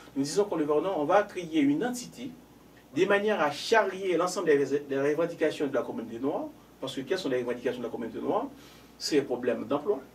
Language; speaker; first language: French; non-native, local second language; Haitian Creole